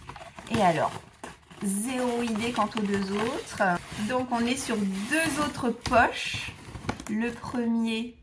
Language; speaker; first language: French; native; French